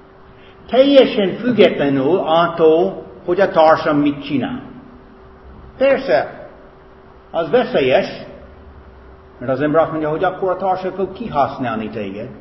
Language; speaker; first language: Hungarian; non-native, fluent; English